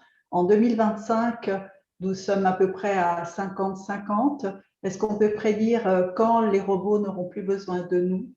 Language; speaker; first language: French; native; French